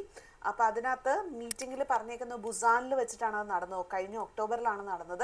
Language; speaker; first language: Malayalam; native; Malayalam